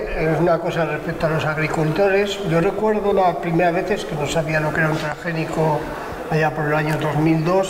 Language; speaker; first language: Spanish; native; Spanish